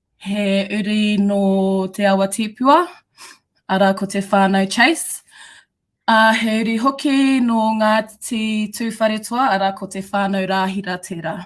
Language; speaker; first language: Māori; non-native, local second language; English